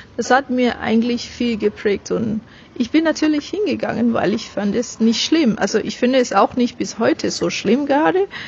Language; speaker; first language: German; non-native, fluent; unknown